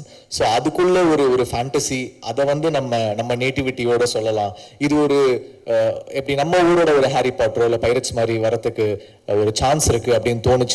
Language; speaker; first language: Tamil; native; Tamil